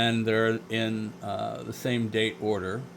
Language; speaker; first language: English; native; English